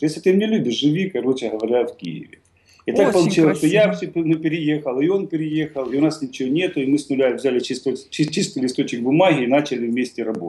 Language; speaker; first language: Russian; native; Russian